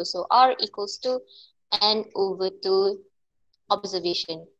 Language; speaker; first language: English; non-native, local second language; Malay